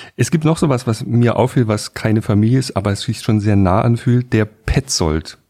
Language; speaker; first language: German; native; German